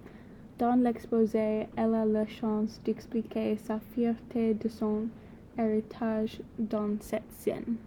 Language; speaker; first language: French; non-native, learner; English